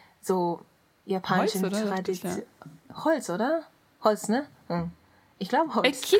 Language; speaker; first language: German; non-native, learner; Japanese